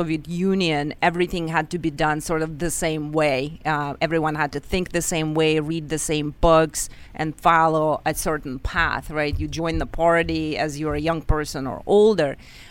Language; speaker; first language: English; non-native, fluent; Russian